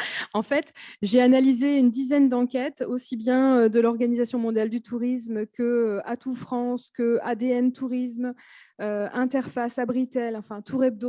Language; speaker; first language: French; native; French